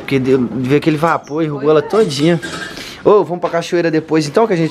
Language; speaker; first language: Portuguese; native; Portuguese